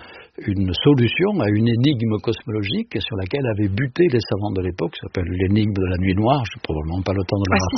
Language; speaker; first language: French; native; French